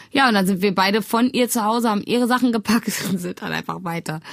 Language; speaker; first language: German; non-native, fluent; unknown